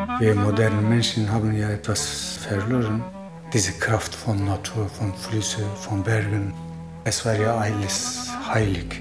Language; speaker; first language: German; non-native, fluent; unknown